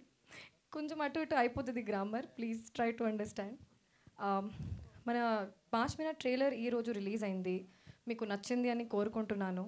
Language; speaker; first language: Telugu; non-native, fluent; Hindi